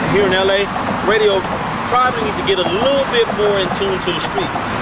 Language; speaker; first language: English; native; English